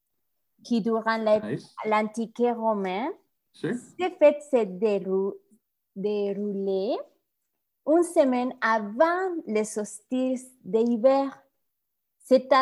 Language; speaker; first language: French; non-native, fluent; Spanish